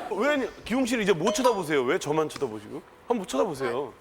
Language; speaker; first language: Korean; native; Korean